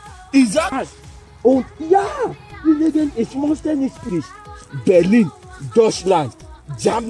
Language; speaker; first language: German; non-native, learner; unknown